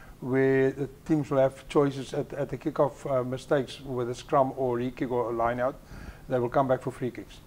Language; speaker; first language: English; non-native, local second language; Afrikaans